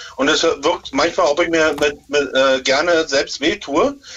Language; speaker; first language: German; native; German